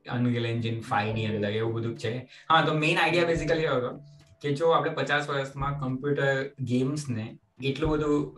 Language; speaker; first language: Gujarati; native; Gujarati